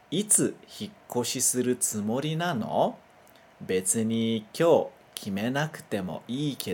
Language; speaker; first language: Japanese; non-native, fluent; Portuguese